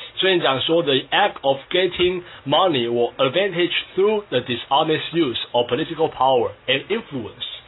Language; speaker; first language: English; non-native, fluent; Chinese